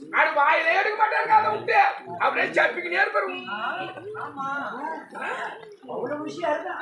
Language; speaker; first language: Tamil; native; Tamil